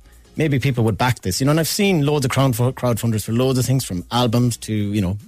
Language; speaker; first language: English; native; English